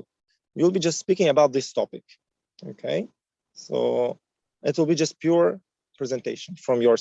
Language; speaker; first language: English; non-native, fluent; Uzbek